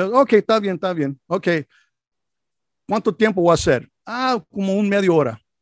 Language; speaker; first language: Spanish; non-native, learner; English